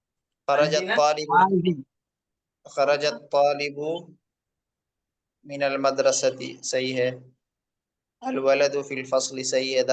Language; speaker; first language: Arabic; non-native, fluent; Urdu